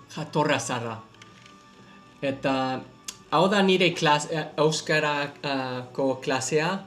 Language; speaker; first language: Basque; non-native, learner; English